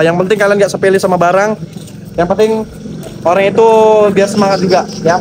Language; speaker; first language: Malay; native; Malay